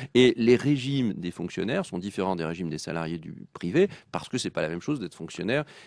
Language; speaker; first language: French; native; French